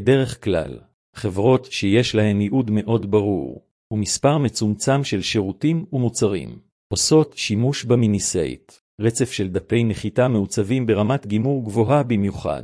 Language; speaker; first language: Hebrew; native; Hebrew